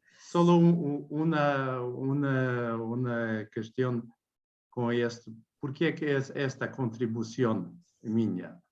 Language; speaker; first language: Spanish; non-native, learner; Portuguese